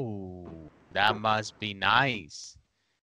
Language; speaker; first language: English; non-native, fluent; Spanish